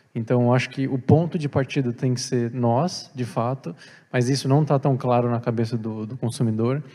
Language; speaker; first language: Portuguese; native; Portuguese